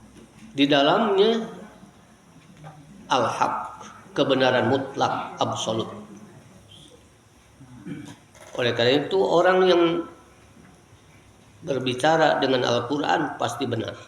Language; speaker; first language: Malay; non-native, local second language; Sundanese